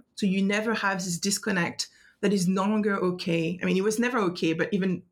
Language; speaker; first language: English; non-native, fluent; French